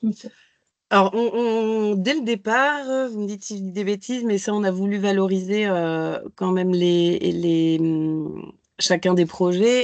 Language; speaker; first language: French; native; French